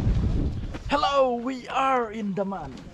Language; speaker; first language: English; non-native, fluent; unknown